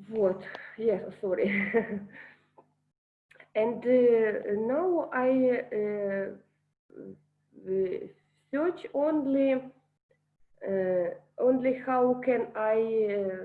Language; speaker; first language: English; non-native, learner; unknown